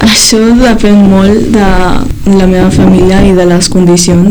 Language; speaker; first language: Catalan; early bilingual, other home language; Chinese